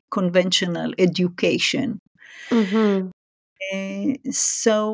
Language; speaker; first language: English; non-native, fluent; Hebrew